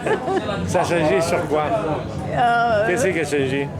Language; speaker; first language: French; native; French